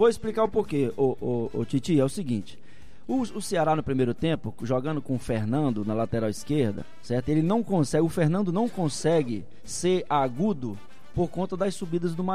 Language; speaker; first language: Portuguese; native; Portuguese